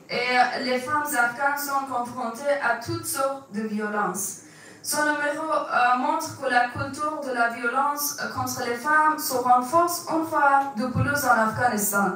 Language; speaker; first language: French; non-native, fluent; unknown